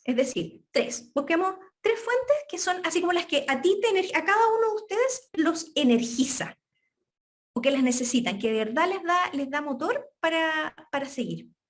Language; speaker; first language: Spanish; native; Spanish